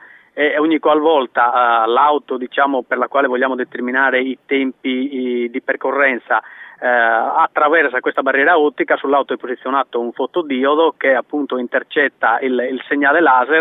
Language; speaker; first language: Italian; native; Italian